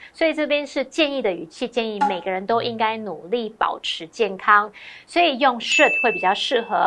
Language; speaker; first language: Chinese; native; Chinese